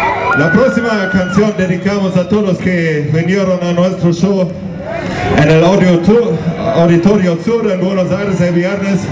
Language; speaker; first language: Spanish; non-native, learner; German